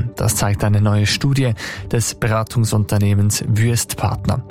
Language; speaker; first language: German; native; German